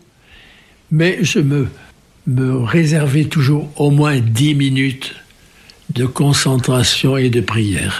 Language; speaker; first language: French; native; French